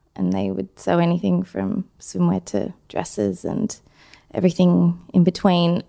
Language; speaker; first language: English; native; English